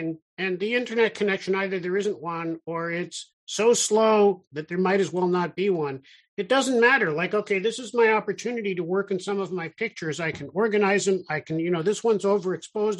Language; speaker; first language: English; native; English